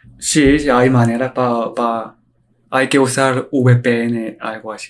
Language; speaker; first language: Spanish; non-native, learner; Korean